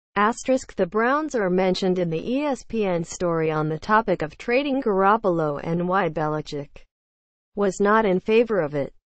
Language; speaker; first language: English; native; English